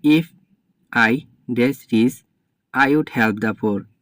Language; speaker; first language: English; non-native, local second language; Assamese